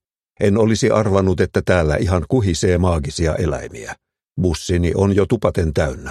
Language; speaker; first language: Finnish; native; Finnish